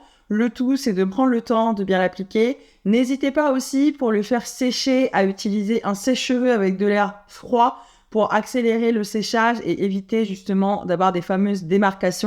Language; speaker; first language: French; native; French